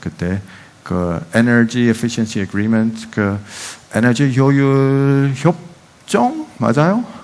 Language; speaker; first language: Korean; non-native, fluent; Dutch